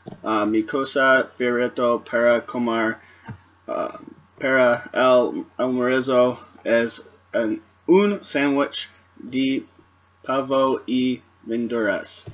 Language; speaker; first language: Spanish; non-native, learner; English